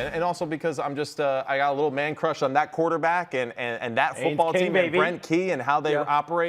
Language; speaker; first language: English; native; English